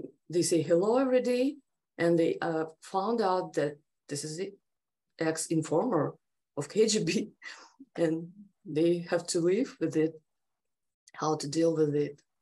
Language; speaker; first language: English; non-native, fluent; Russian